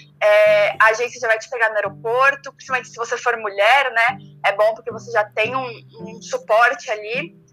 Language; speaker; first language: Portuguese; native; Portuguese